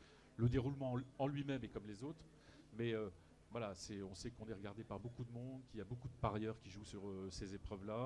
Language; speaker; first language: French; native; French